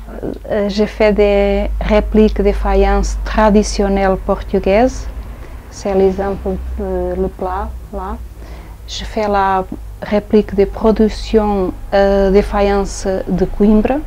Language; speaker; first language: French; non-native, fluent; Portuguese